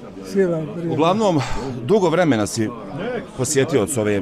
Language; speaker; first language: Croatian; native; Croatian